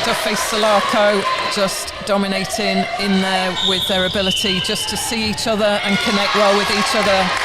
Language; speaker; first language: English; native; English